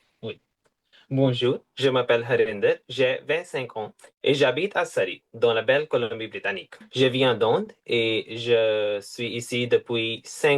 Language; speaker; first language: French; non-native, fluent; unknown